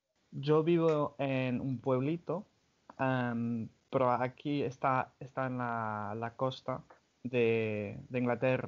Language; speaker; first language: Spanish; non-native, fluent; English